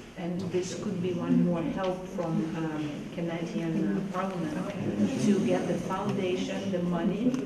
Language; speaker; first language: English; non-native, fluent; Ukrainian